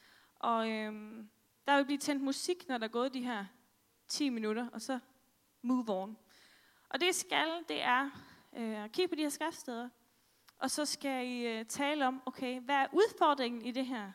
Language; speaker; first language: Danish; native; Danish